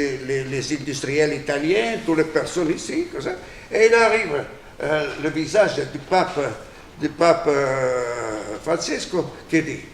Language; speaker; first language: French; non-native, fluent; Italian